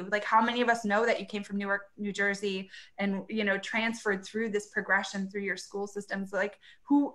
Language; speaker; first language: English; native; English